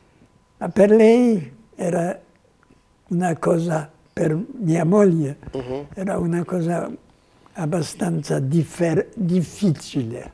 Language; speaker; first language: Italian; non-native, fluent; Polish